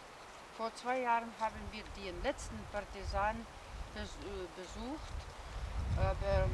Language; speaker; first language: German; non-native, fluent; Lithuanian